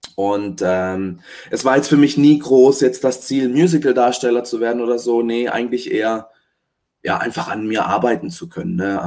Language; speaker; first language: German; early bilingual, other home language; Italian